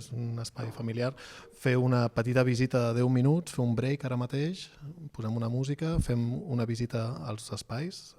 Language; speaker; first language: Catalan; native; Catalan